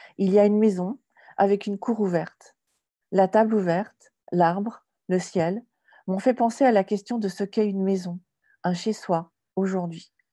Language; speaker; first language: French; native; French